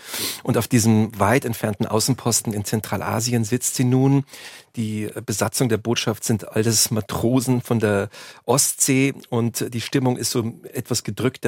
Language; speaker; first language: German; native; German